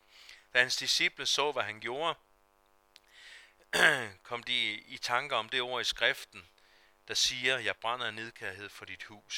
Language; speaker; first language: Danish; native; Danish